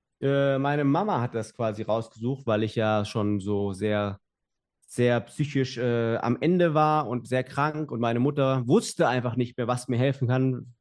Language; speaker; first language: German; native; German